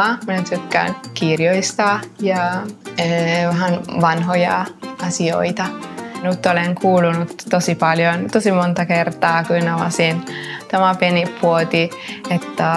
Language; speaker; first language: Finnish; non-native, fluent; Italian